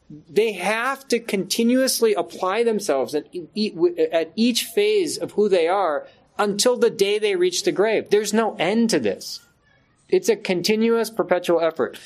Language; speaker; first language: English; native; English